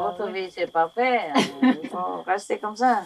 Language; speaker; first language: French; non-native, learner; Vietnamese